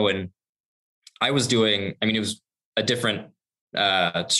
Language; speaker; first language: English; native; English